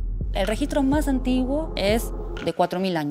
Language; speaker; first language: Spanish; native; Spanish